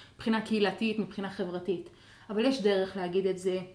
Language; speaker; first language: Hebrew; non-native, local second language; Arabic